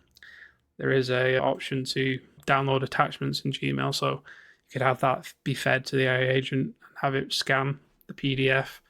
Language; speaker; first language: English; native; English